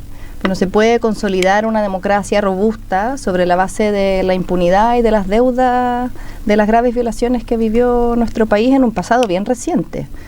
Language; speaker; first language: Spanish; native; Spanish